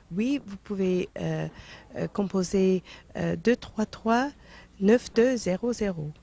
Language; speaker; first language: French; non-native, fluent; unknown